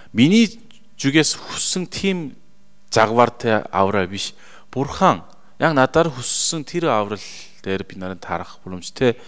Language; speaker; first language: Mongolian; native; Mongolian